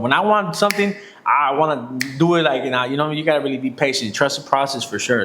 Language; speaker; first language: English; native; English